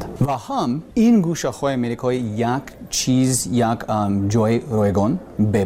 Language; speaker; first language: Persian; non-native, learner; English